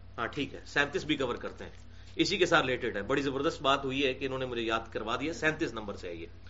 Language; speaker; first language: Urdu; non-native, local second language; Punjabi